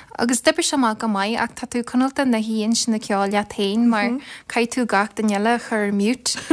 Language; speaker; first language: Irish; native; Irish